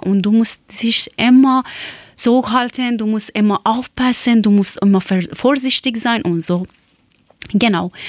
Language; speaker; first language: German; non-native, learner; Persian